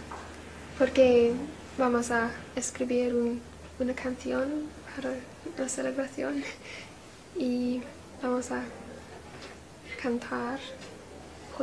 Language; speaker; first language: Spanish; non-native, learner; English